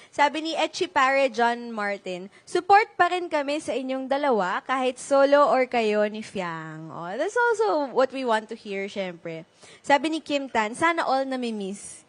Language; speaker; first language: Filipino; native; Filipino